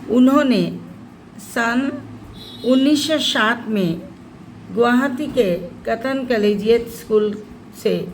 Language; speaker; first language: Hindi; non-native, local second language; Assamese